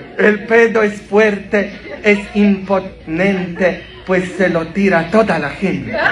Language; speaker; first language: Spanish; non-native, fluent; Polish